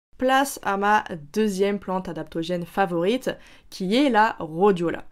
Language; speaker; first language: French; native; French